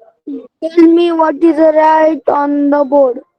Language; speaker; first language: English; non-native, learner; Marathi